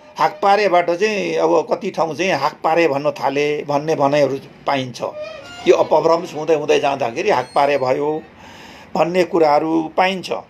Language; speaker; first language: Nepali; non-native, local second language; Limbu